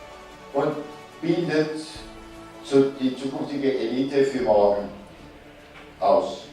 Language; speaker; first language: German; non-native, fluent; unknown